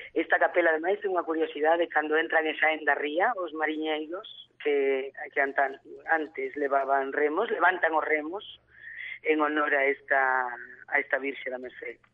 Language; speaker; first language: Galician; native; Galician